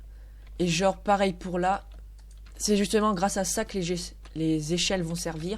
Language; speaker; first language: French; native; French